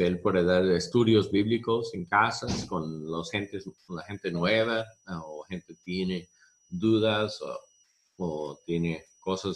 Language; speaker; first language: Spanish; non-native, learner; English